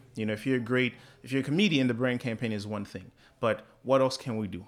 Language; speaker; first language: English; early bilingual, other home language; Haitian Creole